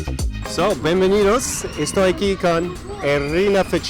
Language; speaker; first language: Spanish; non-native, fluent; English